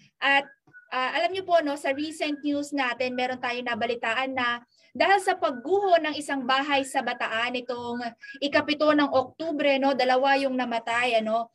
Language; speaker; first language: Filipino; non-native, local second language; Pampanga